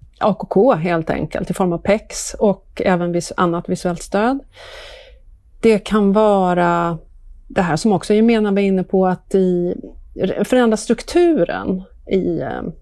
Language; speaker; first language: Swedish; native; Swedish